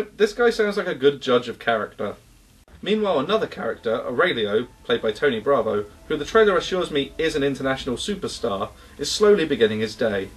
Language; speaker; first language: English; native; English